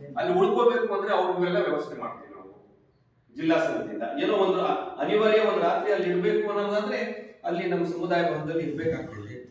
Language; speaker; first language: Kannada; non-native, local second language; Lambadi